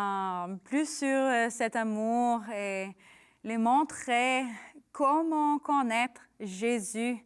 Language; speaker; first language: French; non-native, learner; English